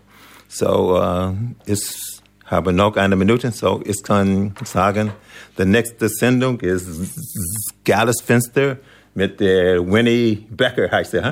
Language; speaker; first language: German; non-native, learner; English